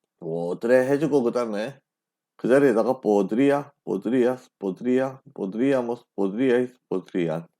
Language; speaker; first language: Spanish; non-native, fluent; Korean